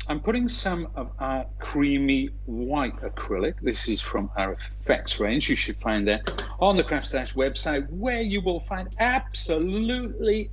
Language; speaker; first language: English; native; English